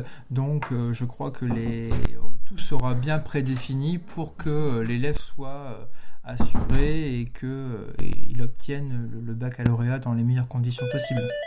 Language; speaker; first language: French; native; French